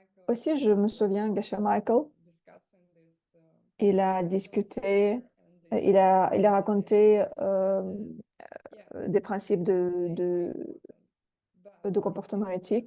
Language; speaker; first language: French; non-native, fluent; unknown